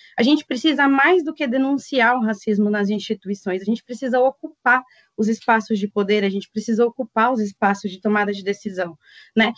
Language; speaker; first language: Portuguese; native; Portuguese